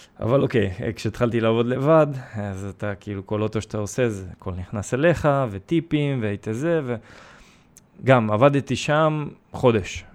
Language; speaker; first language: Hebrew; early bilingual, other home language; Russian